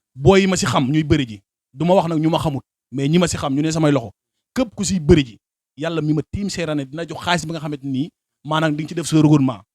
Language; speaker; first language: Wolof; native; Wolof